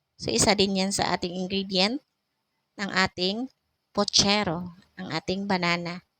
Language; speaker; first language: Filipino; non-native, local second language; Cebuano